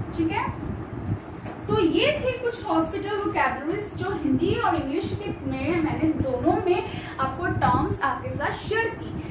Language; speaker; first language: Hindi; native; Hindi